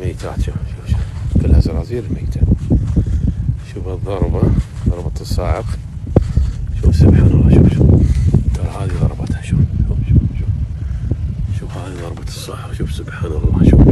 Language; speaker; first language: Arabic; native; Arabic